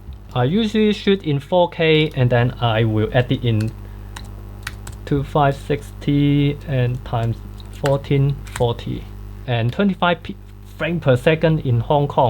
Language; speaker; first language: English; non-native, fluent; Cantonese